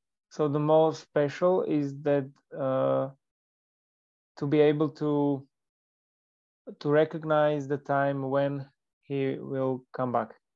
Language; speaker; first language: English; non-native, fluent; Slovak